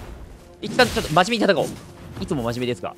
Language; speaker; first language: Japanese; native; Japanese